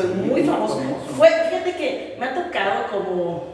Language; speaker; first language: Spanish; native; Spanish